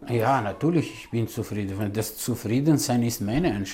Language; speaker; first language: German; non-native, learner; Kurdish